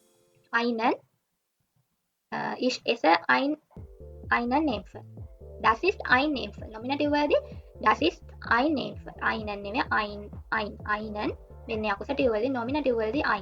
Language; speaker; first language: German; non-native, learner; Sinhala